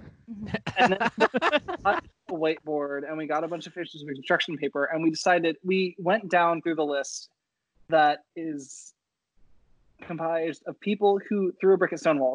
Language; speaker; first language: English; native; English